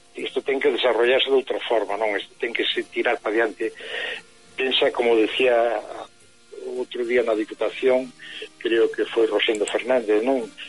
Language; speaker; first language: Galician; native; Galician